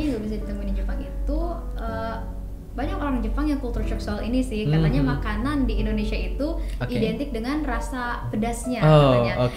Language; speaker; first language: Indonesian; native; Indonesian